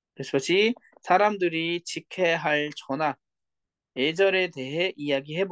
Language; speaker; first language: Korean; non-native, fluent; Nepali